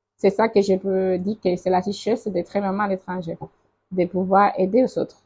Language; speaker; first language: French; non-native, fluent; Spanish